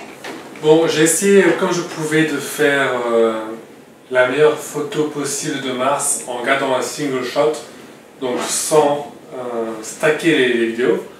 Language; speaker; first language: French; native; French